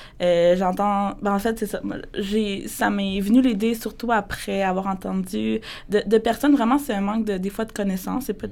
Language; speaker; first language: French; early bilingual, other home language; Spanish